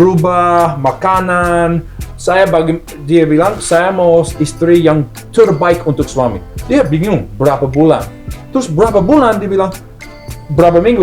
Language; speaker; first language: Indonesian; non-native, learner; English